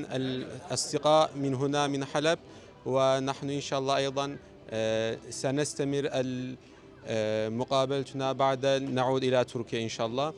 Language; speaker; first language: Arabic; non-native, learner; Turkish